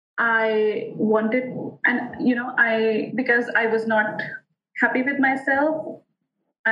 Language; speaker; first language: English; non-native, local second language; Hindi